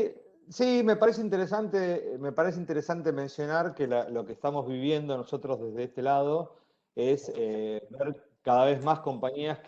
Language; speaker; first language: Spanish; native; Spanish